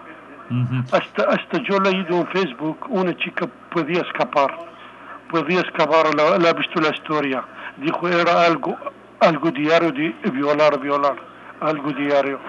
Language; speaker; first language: Spanish; non-native, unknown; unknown